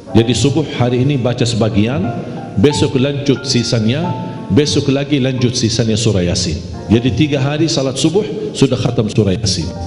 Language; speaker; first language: Indonesian; non-native, fluent; Arabic